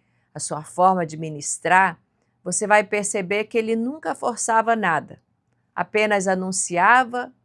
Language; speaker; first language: Portuguese; native; Portuguese